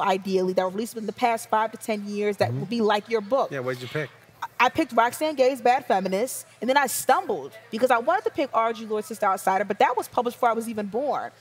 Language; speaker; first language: English; native; English